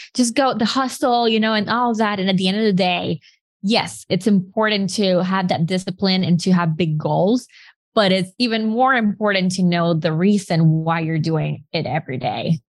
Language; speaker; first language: English; non-native, fluent; Spanish